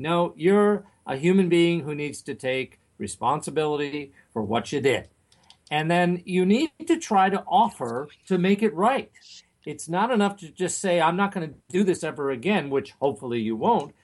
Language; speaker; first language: English; native; English